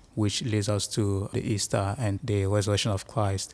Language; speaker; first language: English; non-native, local second language; Igbo